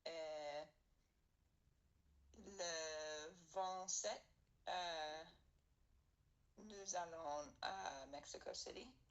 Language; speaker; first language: French; non-native, learner; English